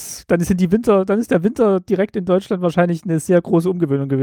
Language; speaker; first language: German; native; German